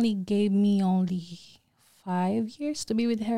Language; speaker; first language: English; non-native, local second language; Filipino